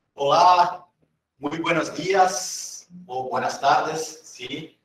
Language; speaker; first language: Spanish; non-native, fluent; Portuguese